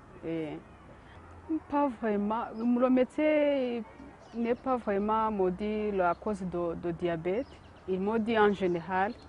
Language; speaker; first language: French; non-native, local second language; Kinyarwanda